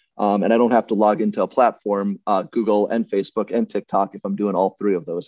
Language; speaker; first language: English; native; English